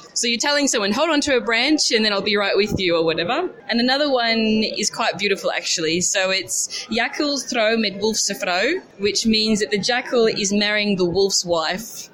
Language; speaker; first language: English; native; English